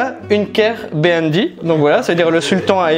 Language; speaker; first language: French; native; French